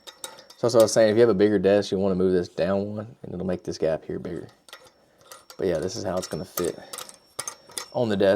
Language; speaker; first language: English; native; English